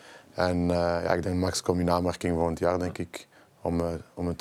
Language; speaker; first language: Dutch; non-native, local second language; French